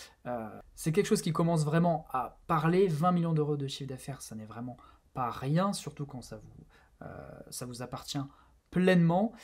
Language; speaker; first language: French; native; French